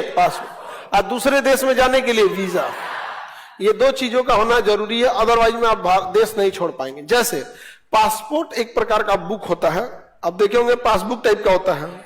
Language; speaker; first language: Hindi; native; Hindi